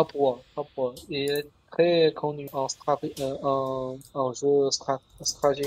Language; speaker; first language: French; non-native, learner; Chinese